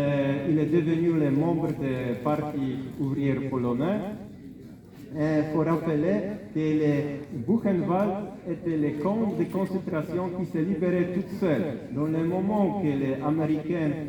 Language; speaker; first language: French; non-native, fluent; Polish